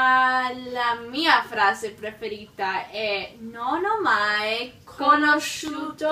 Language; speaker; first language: Italian; non-native, learner; English